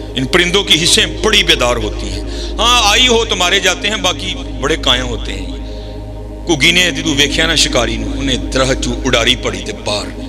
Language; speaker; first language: Urdu; non-native, local second language; Punjabi